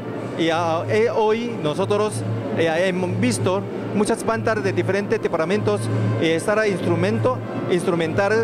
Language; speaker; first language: Spanish; non-native, learner; Chinese